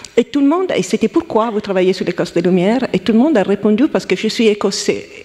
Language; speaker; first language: French; non-native, fluent; Italian